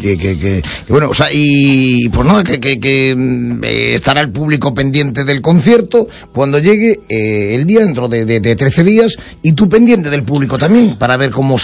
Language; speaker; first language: Spanish; native; Spanish